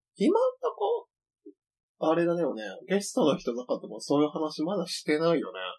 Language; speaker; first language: Japanese; native; Japanese